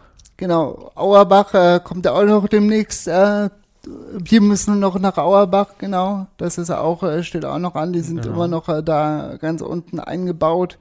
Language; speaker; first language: German; native; German